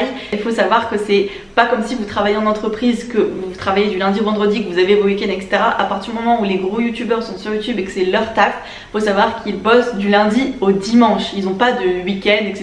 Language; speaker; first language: French; native; French